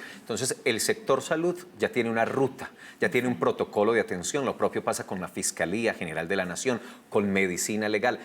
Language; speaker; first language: Spanish; native; Spanish